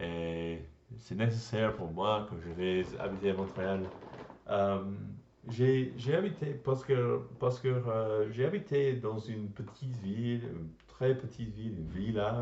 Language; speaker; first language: French; non-native, learner; English